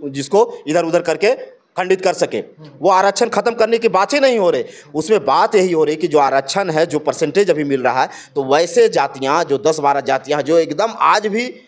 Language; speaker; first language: Hindi; native; Hindi